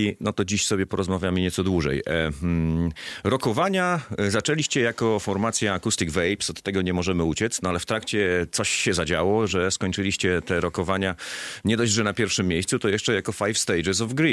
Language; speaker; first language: Polish; native; Polish